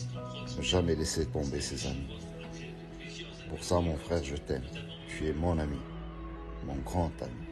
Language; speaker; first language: French; non-native, local second language; Arabic